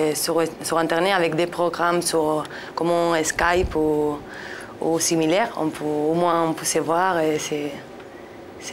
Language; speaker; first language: French; non-native, fluent; Spanish